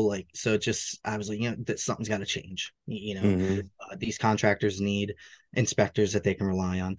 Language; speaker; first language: English; native; English